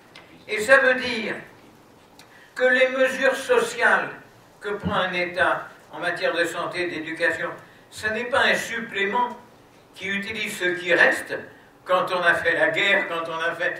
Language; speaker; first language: French; native; French